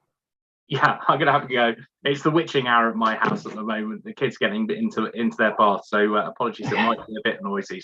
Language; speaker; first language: English; native; English